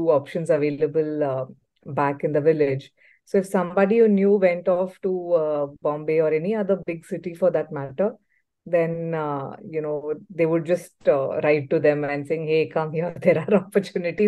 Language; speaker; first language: English; non-native, local second language; Tamil